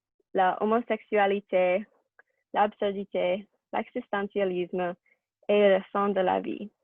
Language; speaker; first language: French; non-native, learner; English